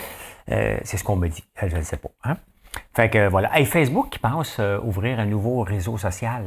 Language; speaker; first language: French; native; French